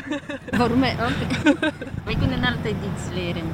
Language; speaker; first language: Dutch; non-native, learner; Polish